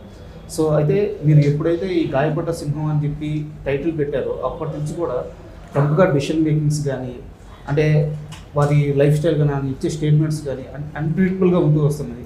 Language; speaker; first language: Telugu; native; Telugu